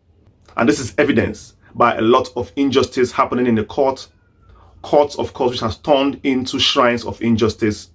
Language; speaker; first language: English; non-native, local second language; Igbo